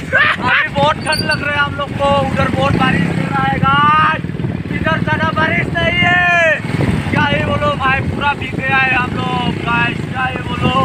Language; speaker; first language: Hindi; non-native, local second language; Assamese